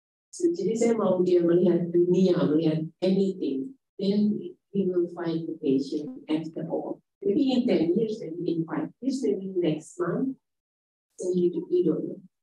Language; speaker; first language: English; non-native, fluent; Indonesian